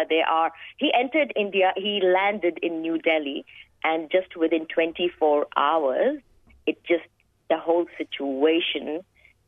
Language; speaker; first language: English; non-native, local second language; Hindi